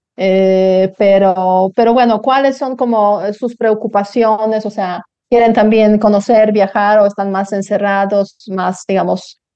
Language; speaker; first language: Spanish; non-native, fluent; Polish